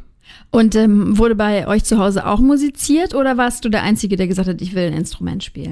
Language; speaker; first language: German; native; German